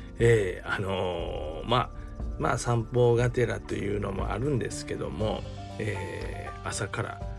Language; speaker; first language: Japanese; native; Japanese